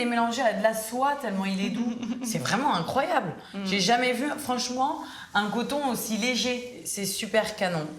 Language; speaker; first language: French; native; French